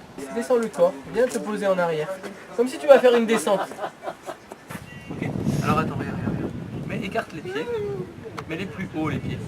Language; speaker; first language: French; native; French